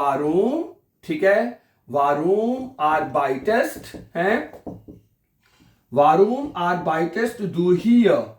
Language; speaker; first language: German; non-native, fluent; Urdu